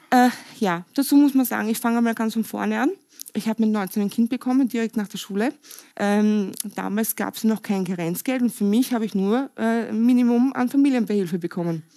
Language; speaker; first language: German; native; German